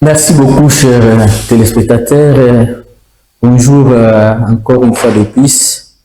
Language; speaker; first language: French; non-native, local second language; Swahili